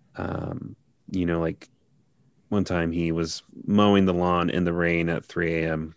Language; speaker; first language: English; native; English